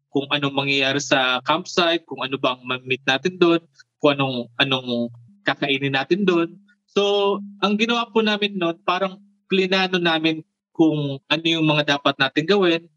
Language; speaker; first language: Filipino; non-native, local second language; Bikol